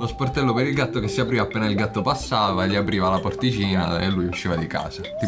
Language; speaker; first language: Italian; native; Italian